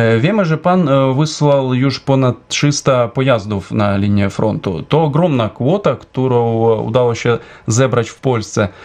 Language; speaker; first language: Polish; non-native, fluent; Ukrainian